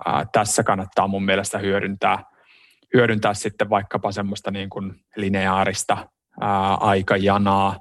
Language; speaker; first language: Finnish; native; Finnish